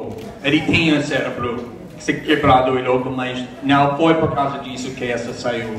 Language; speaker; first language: Portuguese; non-native, fluent; English